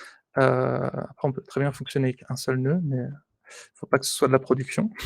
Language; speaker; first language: French; native; French